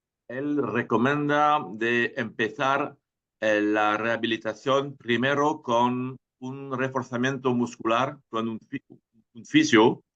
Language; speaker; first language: Spanish; non-native, fluent; French